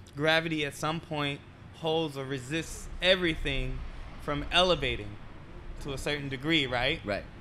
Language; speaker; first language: English; native; English